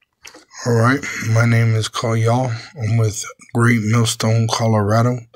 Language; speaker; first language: English; native; English